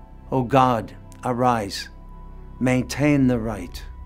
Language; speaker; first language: English; native; English